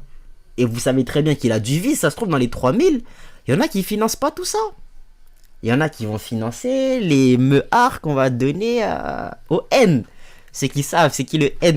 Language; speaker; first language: French; native; French